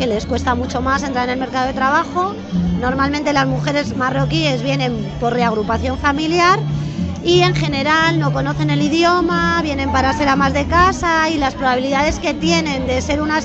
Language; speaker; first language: Spanish; native; Spanish